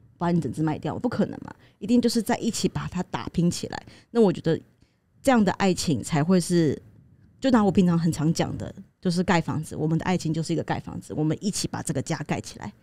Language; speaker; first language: Chinese; native; Chinese